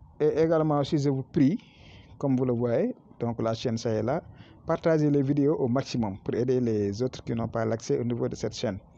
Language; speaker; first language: French; non-native, local second language; Wolof